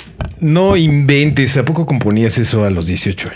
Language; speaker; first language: Spanish; native; Spanish